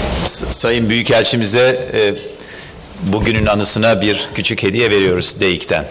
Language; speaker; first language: Turkish; native; Turkish